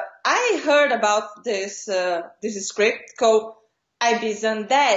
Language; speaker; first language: English; non-native, fluent; Portuguese